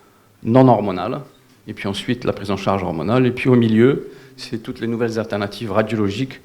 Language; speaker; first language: French; non-native, local second language; Wolof